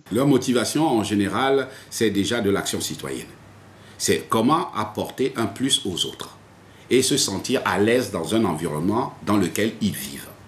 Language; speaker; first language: French; native; French